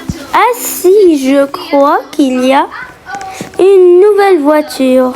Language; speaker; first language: French; native; French